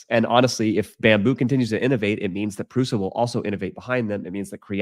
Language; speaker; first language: English; native; English